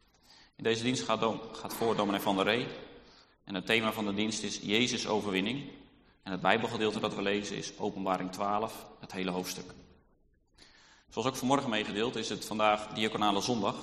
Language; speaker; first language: Dutch; native; Dutch